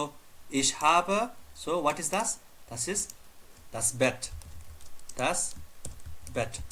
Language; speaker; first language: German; non-native, learner; Nepali